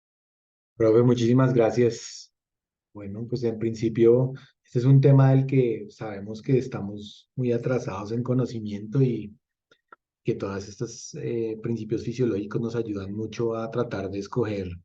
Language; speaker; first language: Spanish; native; Spanish